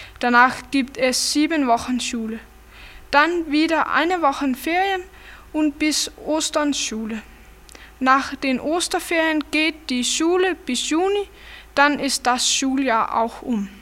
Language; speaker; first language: German; non-native, learner; Danish